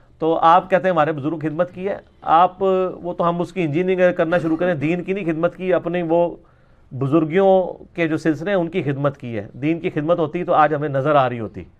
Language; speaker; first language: Urdu; non-native, local second language; Punjabi